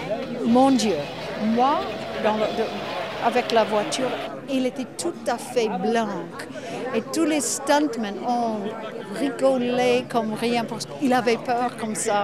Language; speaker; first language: French; non-native, fluent; English